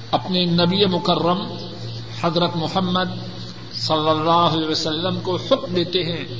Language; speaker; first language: Urdu; non-native, local second language; Punjabi